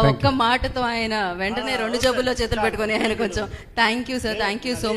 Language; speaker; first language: Telugu; native; Telugu